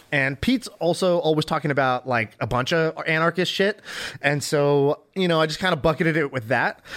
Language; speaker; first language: English; native; English